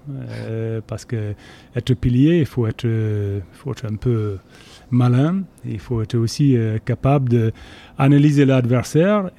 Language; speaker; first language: French; non-native, fluent; English